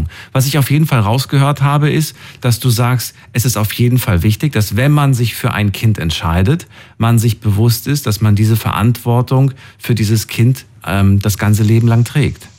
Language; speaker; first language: German; native; German